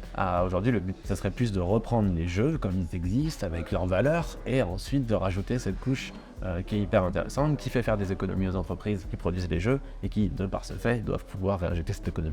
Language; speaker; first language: French; native; French